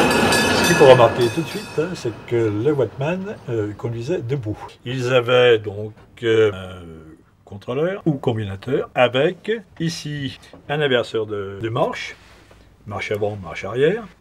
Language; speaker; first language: French; native; French